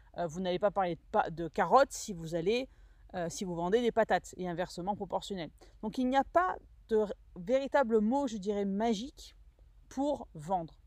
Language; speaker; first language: French; native; French